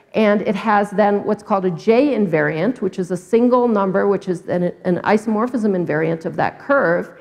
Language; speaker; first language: English; native; English